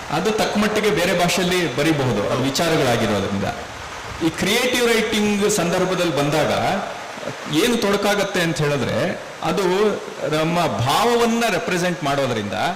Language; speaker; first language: Kannada; non-native, local second language; Telugu